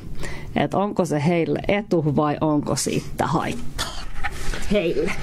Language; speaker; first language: Finnish; native; Finnish